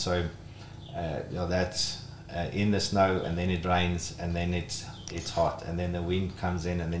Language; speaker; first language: English; non-native, local second language; Afrikaans